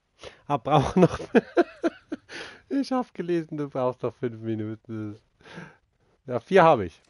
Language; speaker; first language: German; native; German